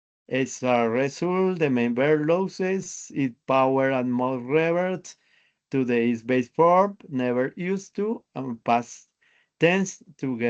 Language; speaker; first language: English; non-native, learner; Spanish